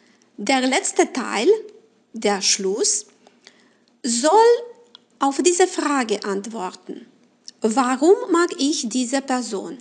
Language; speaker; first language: German; non-native, fluent; Romanian